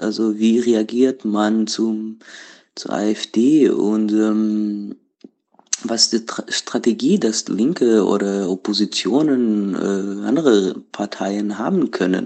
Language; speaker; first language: German; non-native, learner; Portuguese